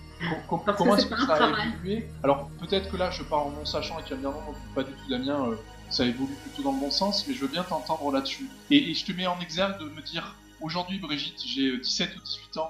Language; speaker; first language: French; native; French